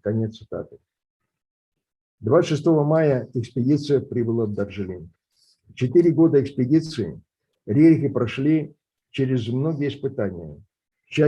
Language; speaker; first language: Russian; native; Russian